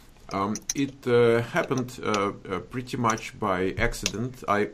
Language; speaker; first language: English; non-native, fluent; Russian